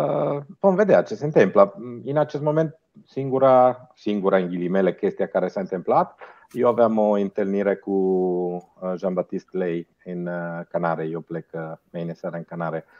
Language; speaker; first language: Romanian; non-native, fluent; Italian